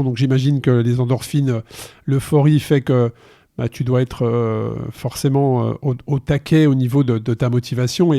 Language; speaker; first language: French; native; French